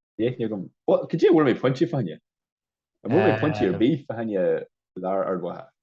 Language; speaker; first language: Irish; non-native, local second language; English